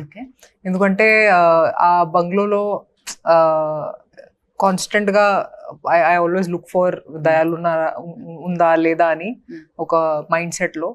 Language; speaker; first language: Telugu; non-native, fluent; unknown